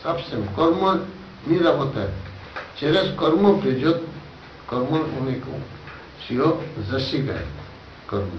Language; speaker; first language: Russian; non-native, learner; Bangla